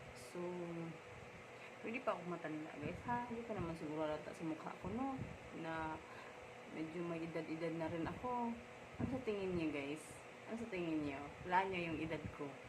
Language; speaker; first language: Filipino; non-native, local second language; Cebuano